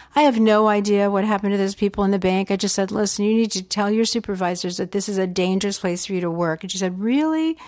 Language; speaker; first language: English; native; English